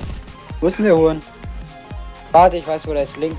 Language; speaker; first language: German; native; German